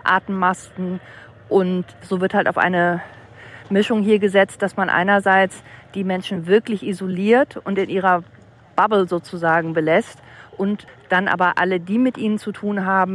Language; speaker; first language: German; native; German